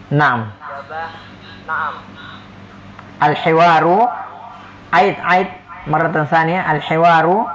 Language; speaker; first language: Arabic; non-native, fluent; Indonesian